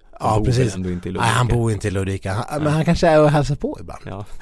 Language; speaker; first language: Swedish; native; Swedish